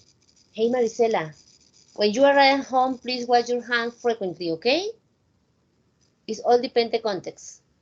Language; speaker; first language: English; non-native, fluent; Spanish